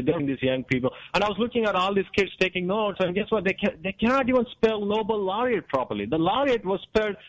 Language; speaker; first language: English; non-native, local second language; Kannada